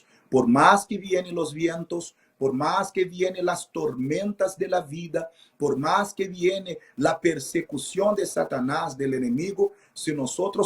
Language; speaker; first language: Spanish; non-native, fluent; Portuguese